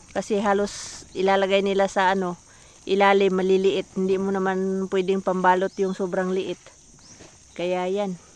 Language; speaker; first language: Filipino; native; Filipino